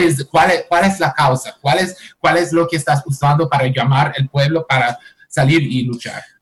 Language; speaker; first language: Spanish; non-native, learner; English